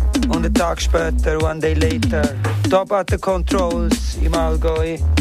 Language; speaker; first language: German; native; German